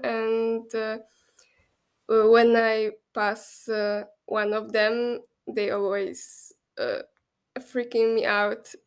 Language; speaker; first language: English; non-native, fluent; Polish